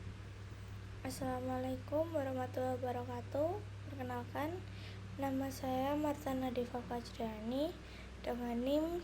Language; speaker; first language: Indonesian; native; Indonesian